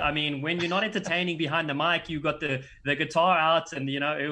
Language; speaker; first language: English; native; English